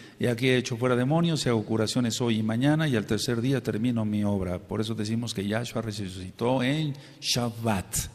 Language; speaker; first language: Spanish; native; Spanish